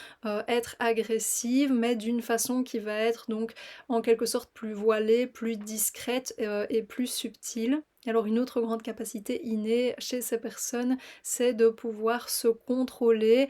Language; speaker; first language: French; native; French